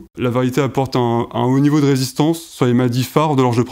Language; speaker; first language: French; native; French